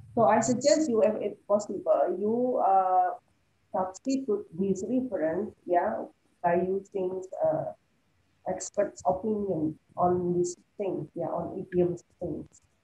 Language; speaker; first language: English; non-native, fluent; Indonesian